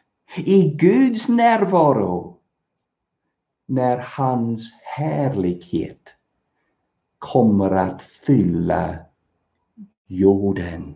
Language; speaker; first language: Swedish; non-native, fluent; English